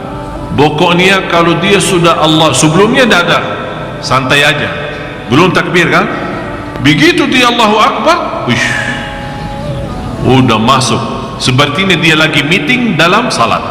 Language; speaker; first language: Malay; non-native, fluent; Arabic